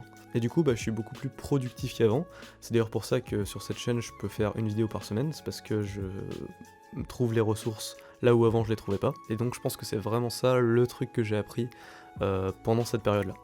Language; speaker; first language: French; native; French